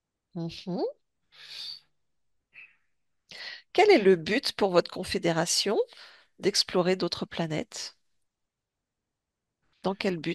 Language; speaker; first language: French; native; French